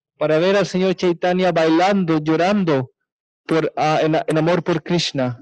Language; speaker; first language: Spanish; native; Spanish